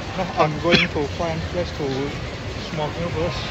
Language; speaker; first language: English; non-native, learner; Indonesian